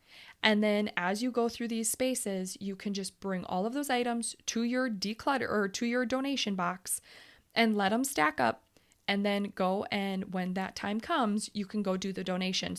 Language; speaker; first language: English; native; English